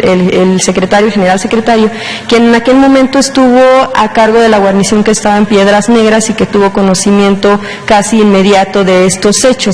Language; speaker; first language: Spanish; native; Spanish